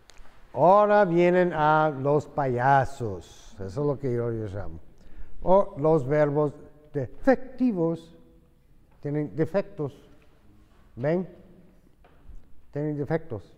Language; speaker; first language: Spanish; non-native, fluent; English